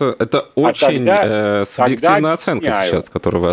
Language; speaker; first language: Russian; native; Russian